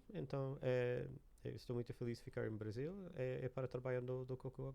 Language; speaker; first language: Portuguese; non-native, learner; English